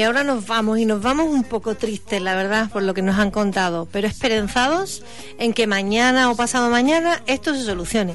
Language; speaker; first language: Spanish; native; Spanish